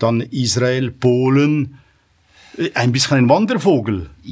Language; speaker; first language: German; native; German